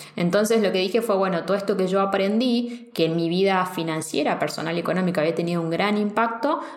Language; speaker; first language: Spanish; native; Spanish